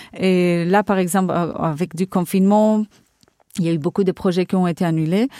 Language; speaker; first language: French; non-native, fluent; Portuguese